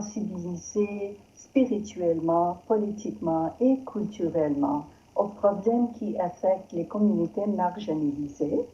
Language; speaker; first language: French; non-native, learner; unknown